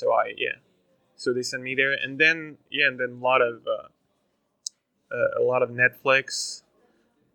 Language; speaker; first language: English; non-native, fluent; French